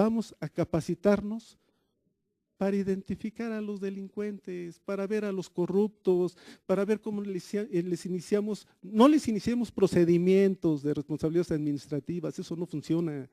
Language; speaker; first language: Spanish; native; Spanish